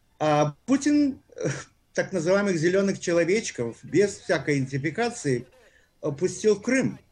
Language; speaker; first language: Russian; native; Russian